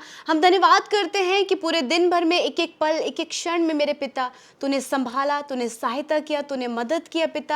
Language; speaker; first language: Hindi; native; Hindi